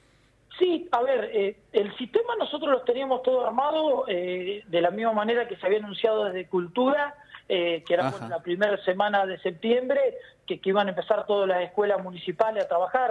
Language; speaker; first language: Spanish; native; Spanish